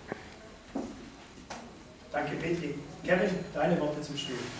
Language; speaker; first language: German; native; German